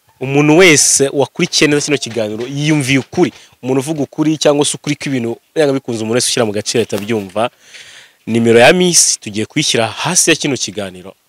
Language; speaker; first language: Kinyarwanda; native; Kinyarwanda